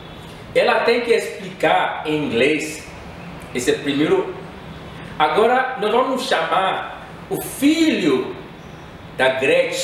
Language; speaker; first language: Portuguese; non-native, fluent; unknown